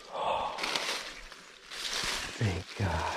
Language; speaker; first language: English; native; English